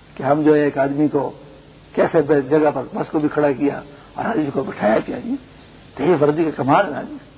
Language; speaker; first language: Urdu; non-native, local second language; Pashto